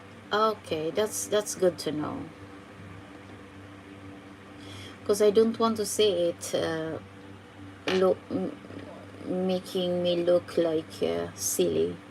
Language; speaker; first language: English; non-native, fluent; Filipino